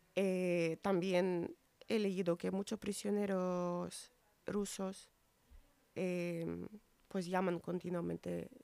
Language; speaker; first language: Spanish; non-native, fluent; Ukrainian